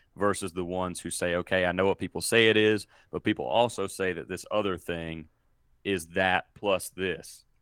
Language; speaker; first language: English; native; English